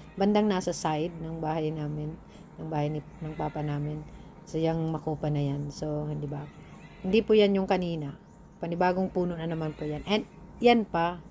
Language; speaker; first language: Filipino; non-native, local second language; Bikol